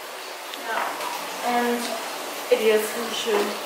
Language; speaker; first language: German; native; German